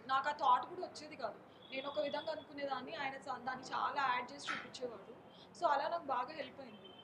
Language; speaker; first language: Telugu; non-native, local second language; Marathi